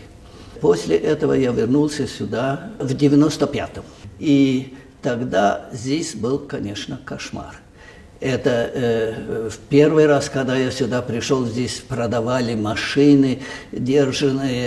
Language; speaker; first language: Russian; non-native, fluent; German